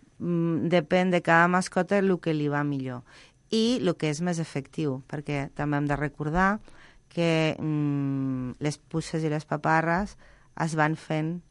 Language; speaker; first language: Catalan; non-native, local second language; Spanish